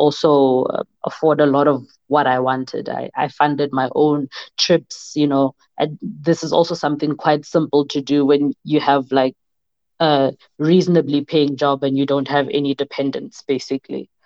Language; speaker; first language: English; non-native, local second language; Southern Sotho